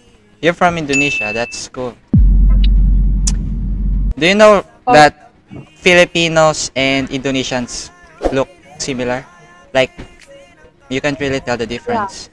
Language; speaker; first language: English; non-native, local second language; Filipino